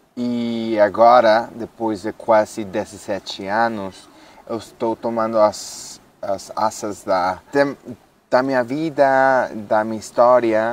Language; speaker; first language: Portuguese; non-native, fluent; Spanish